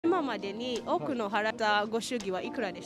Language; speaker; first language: Japanese; non-native, learner; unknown